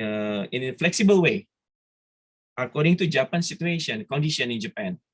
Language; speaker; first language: English; non-native, fluent; Indonesian